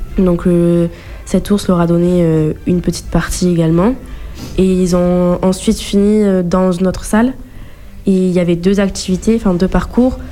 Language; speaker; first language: French; native; French